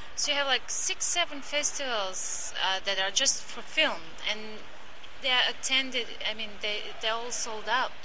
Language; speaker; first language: English; non-native, fluent; Croatian